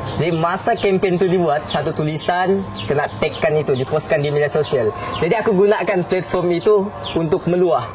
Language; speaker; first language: Malay; native; Malay